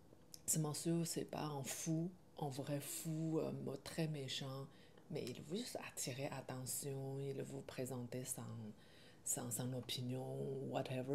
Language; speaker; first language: French; non-native, learner; Chinese